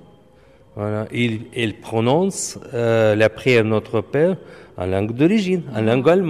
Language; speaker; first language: French; non-native, fluent; Russian